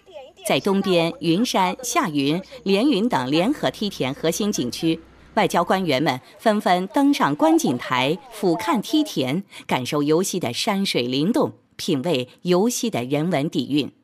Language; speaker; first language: Chinese; native; Chinese